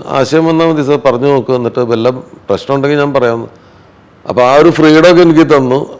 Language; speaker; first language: Malayalam; native; Malayalam